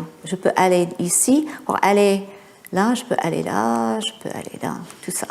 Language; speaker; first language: French; non-native, fluent; English